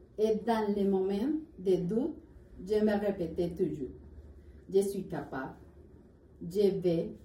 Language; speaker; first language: French; non-native, learner; Spanish